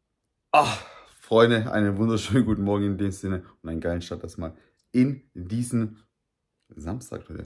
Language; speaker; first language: German; native; German